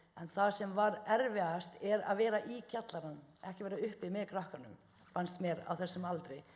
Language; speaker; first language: Icelandic; non-native, fluent; Arabic